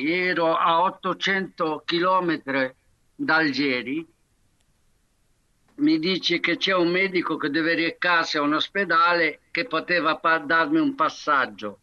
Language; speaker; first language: Italian; non-native, fluent; Arabic